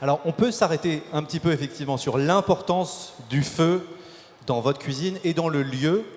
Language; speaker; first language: French; native; French